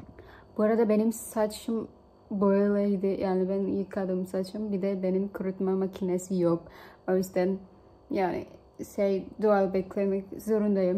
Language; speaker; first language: Turkish; non-native, learner; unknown